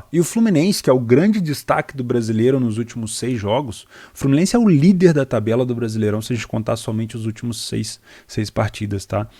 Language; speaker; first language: Portuguese; native; Portuguese